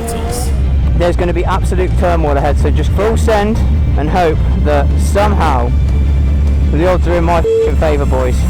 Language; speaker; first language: English; native; English